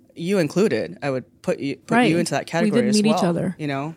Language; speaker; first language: English; native; English